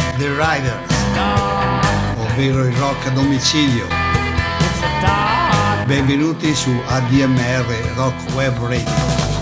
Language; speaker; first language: Italian; native; Italian